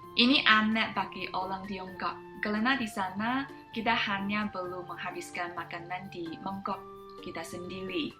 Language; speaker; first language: Indonesian; non-native, fluent; Chinese